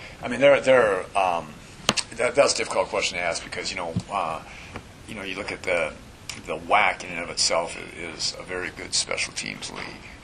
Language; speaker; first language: English; native; English